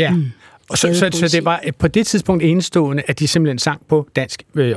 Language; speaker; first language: Danish; native; Danish